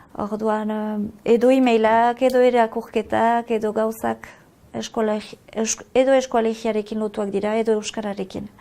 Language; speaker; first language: Basque; native; Basque